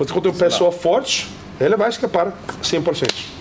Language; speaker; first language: Portuguese; non-native, learner; English